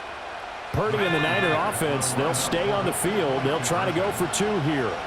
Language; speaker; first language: English; native; English